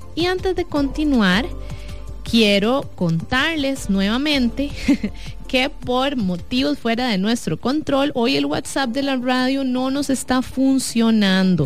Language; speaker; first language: Spanish; native; Spanish